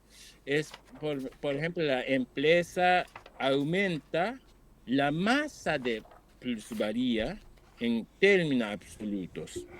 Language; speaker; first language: Spanish; non-native, fluent; Japanese